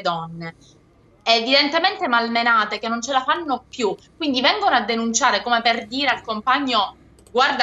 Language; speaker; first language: Italian; native; Italian